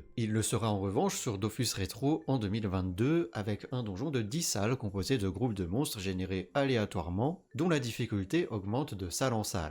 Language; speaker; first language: French; native; French